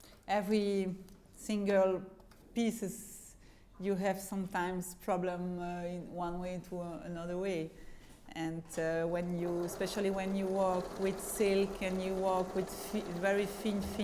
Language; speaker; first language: English; non-native, fluent; French